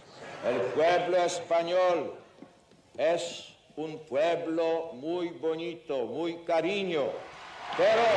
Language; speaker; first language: Spanish; non-native, fluent; Polish